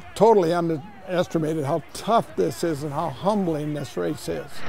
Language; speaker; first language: English; native; English